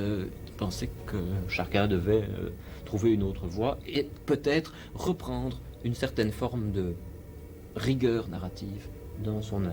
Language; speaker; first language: French; native; French